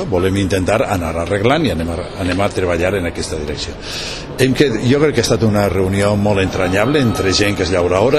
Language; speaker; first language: Catalan; native; Catalan